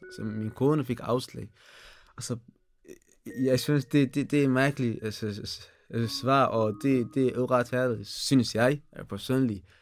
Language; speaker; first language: Danish; non-native, learner; Tigrinya